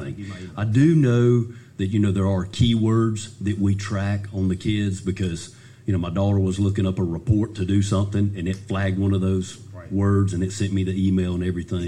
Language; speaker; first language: English; native; English